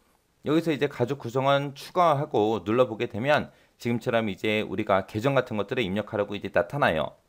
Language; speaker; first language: Korean; native; Korean